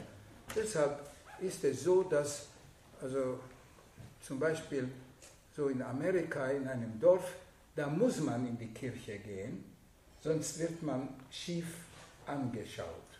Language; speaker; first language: German; non-native, fluent; Hungarian